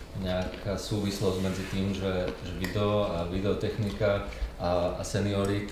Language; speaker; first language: Slovak; native; Slovak